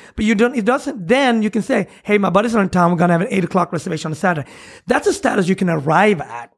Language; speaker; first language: English; non-native, fluent; Swedish